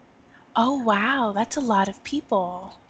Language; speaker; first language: English; native; English